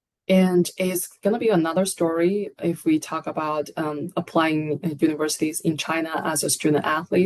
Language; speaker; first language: English; non-native, fluent; Chinese